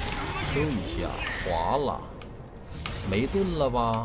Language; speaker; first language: Chinese; native; Chinese